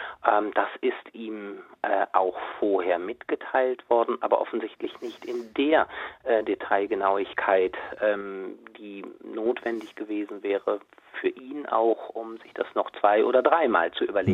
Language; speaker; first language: German; native; German